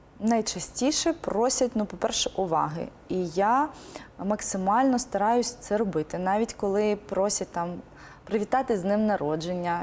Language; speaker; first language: Ukrainian; non-native, local second language; Russian